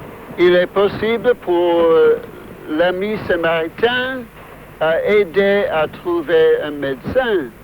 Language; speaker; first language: French; non-native, fluent; English